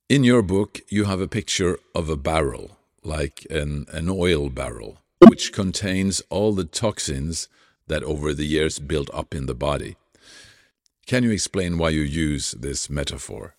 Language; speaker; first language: English; non-native, fluent; Norwegian